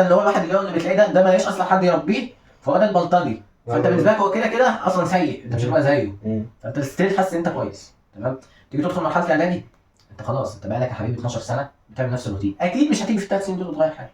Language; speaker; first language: Arabic; native; Arabic